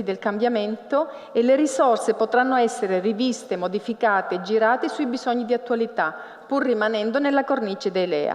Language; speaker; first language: Italian; native; Italian